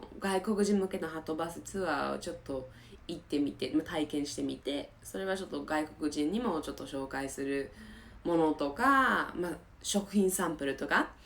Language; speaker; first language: Japanese; non-native, fluent; English